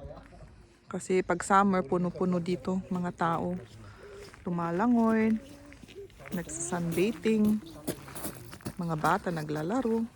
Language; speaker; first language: Filipino; native; Filipino